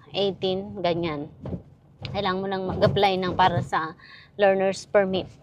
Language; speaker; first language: Filipino; native; Filipino